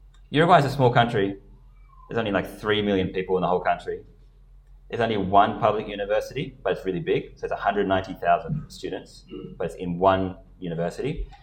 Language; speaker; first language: English; native; English